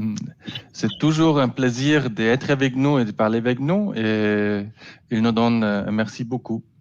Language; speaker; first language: French; non-native, learner; German